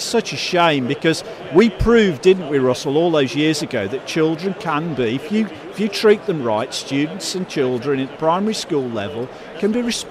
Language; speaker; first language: English; native; English